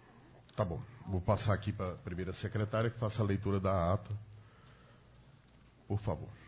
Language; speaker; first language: Portuguese; native; Portuguese